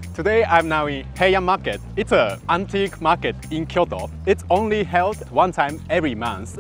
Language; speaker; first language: English; non-native, learner; Japanese